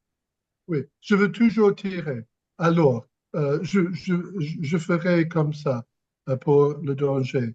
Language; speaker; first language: French; non-native, fluent; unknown